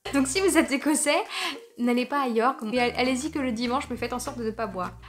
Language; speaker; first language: French; native; French